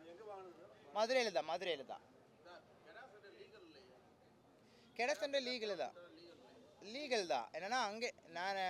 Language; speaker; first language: Tamil; non-native, learner; Malayalam